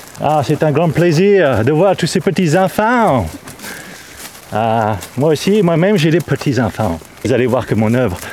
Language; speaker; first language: French; non-native, learner; English